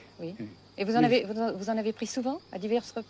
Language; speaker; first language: French; native; French